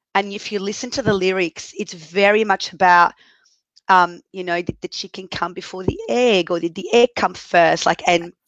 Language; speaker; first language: English; early bilingual, other home language; Arabic